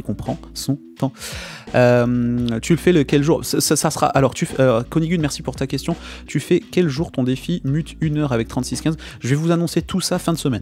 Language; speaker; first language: French; native; French